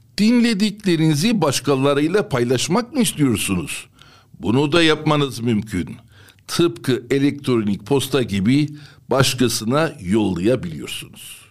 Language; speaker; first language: Turkish; non-native, local second language; Armenian